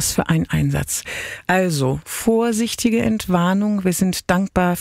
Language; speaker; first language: German; native; German